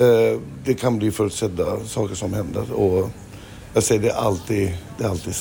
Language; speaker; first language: Swedish; non-native, fluent; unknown